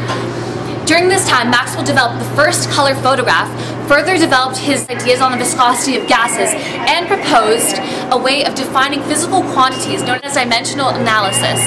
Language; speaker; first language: English; native; English